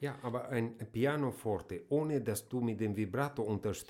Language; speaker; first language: German; non-native, fluent; Romanian